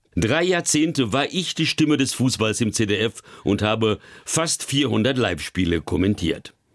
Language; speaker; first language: German; early bilingual, other home language; Hungarian